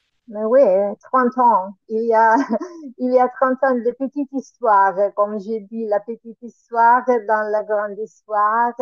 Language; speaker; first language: French; non-native, learner; Italian